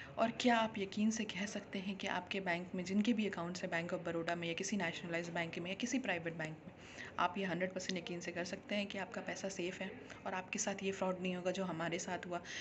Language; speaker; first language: Hindi; native; Hindi